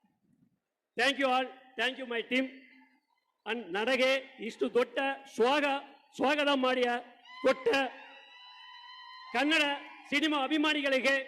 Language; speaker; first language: Kannada; non-native, learner; Telugu